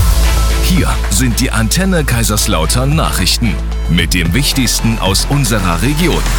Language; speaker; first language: German; native; German